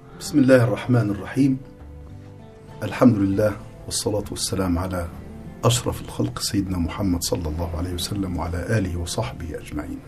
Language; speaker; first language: Arabic; native; Arabic